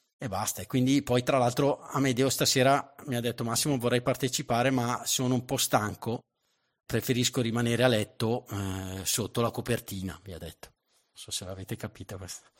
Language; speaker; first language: Italian; native; Italian